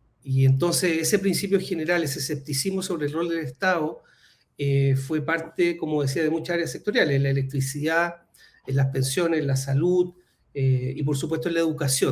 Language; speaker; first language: Spanish; native; Spanish